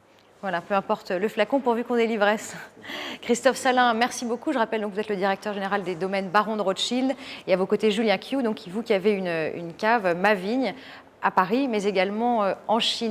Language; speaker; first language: French; native; French